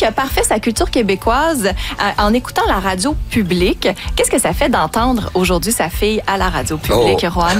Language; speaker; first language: French; native; French